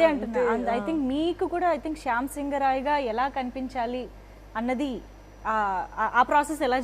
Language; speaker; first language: Telugu; native; Telugu